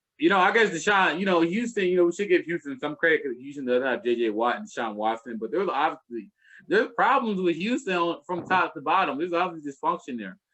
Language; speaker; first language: English; native; English